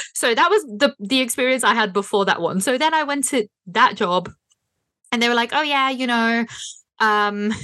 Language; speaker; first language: English; non-native, fluent; Dutch